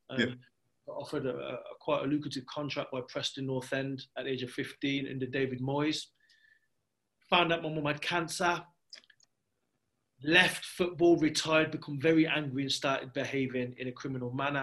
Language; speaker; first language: English; native; English